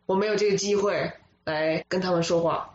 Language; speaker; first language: Chinese; early bilingual, other home language; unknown